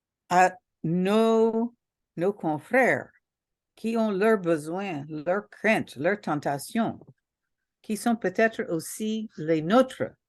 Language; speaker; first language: French; non-native, local second language; Haitian Creole